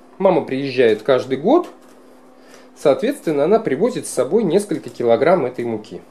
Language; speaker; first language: Russian; non-native, local second language; Kara-Kalpak